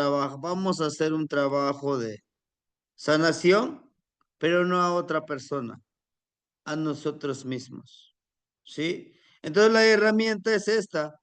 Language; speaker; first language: Spanish; native; Spanish